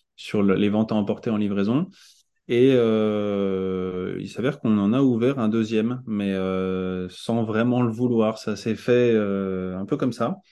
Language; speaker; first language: French; native; French